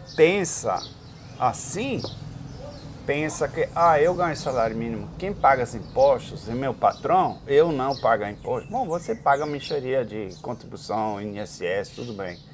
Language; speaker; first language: Portuguese; non-native, fluent; Dutch